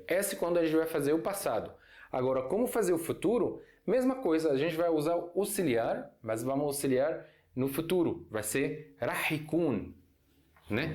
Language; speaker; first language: Portuguese; non-native, fluent; Arabic